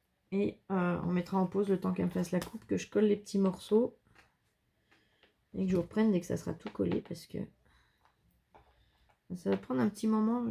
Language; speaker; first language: French; native; French